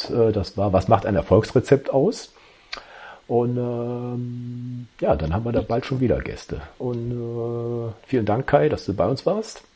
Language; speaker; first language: German; native; German